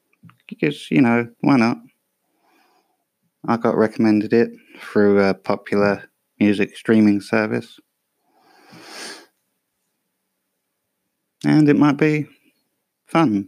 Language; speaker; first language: English; native; English